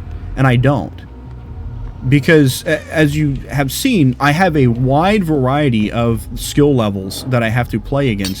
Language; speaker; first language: English; native; English